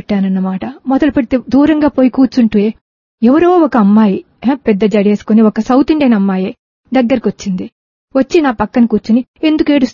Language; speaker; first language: Telugu; native; Telugu